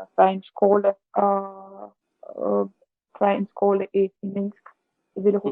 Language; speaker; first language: Danish; non-native, learner; Russian